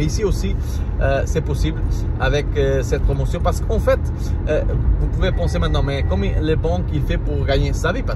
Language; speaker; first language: French; non-native, learner; Portuguese